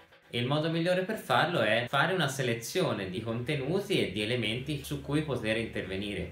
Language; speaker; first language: Italian; native; Italian